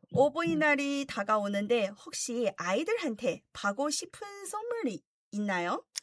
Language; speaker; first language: Korean; non-native, fluent; Chinese